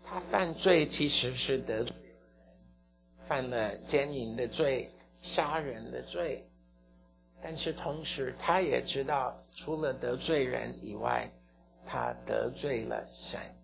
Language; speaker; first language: Chinese; non-native, fluent; English